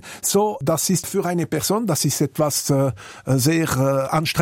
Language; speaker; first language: German; non-native, local second language; French